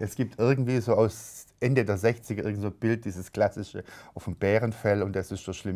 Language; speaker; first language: German; native; German